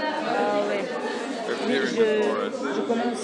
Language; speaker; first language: French; non-native, learner; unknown